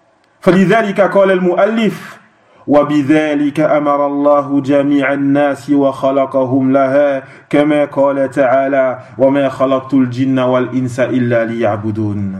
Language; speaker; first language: Arabic; non-native, fluent; French